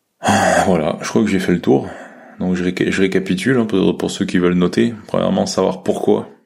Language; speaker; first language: French; native; French